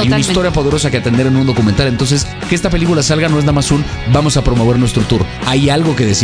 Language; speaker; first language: Spanish; native; Spanish